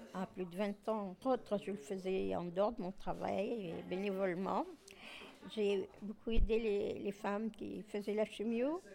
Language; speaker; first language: French; non-native, local second language; Arabic